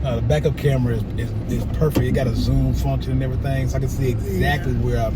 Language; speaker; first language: English; native; English